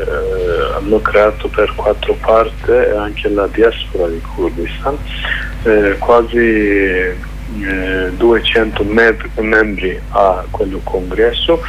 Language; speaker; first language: Italian; non-native, learner; Kurdish